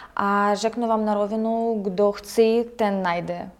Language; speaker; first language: Czech; native; Czech